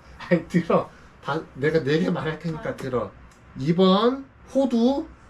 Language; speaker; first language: Korean; native; Korean